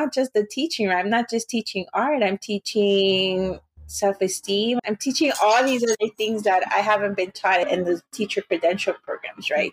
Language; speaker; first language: English; early bilingual, other home language; Spanish